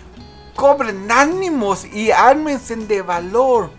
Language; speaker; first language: Spanish; early bilingual, heritage; Spanish